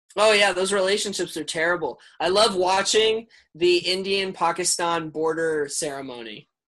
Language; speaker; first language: English; early bilingual, other home language; Urdu